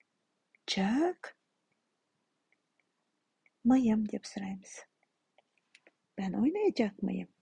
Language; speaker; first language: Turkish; non-native, fluent; Kazakh